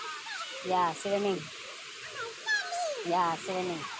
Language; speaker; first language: English; non-native, learner; Vietnamese